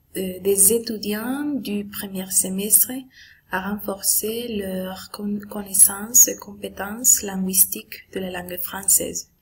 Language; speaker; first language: French; non-native, learner; Spanish